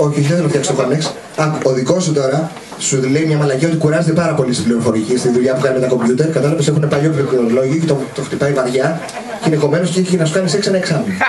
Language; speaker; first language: Greek; native; Greek